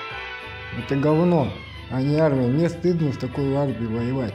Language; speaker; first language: Russian; native; Russian